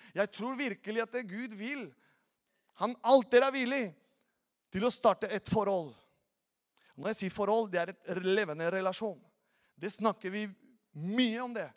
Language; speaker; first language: Norwegian; non-native, fluent; Spanish